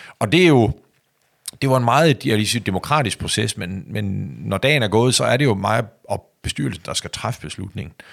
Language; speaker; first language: Danish; native; Danish